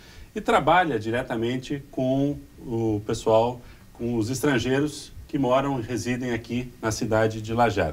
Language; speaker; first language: Portuguese; native; Portuguese